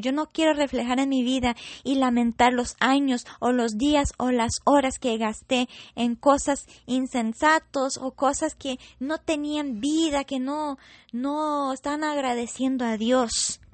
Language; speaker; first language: Spanish; non-native, fluent; English